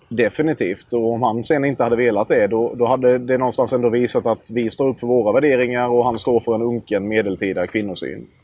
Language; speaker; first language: Swedish; native; Swedish